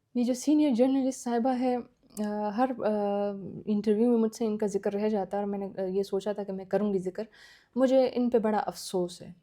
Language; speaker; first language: Urdu; non-native, local second language; Pashto